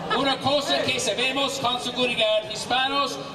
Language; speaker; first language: Spanish; non-native, learner; English